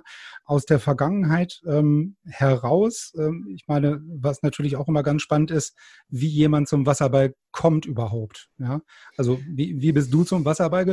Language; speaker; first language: German; native; German